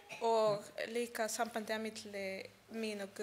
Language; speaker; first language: Icelandic; early bilingual, heritage; Icelandic